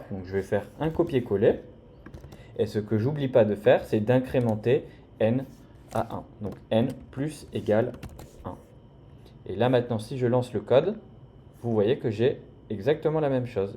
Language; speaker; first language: French; native; French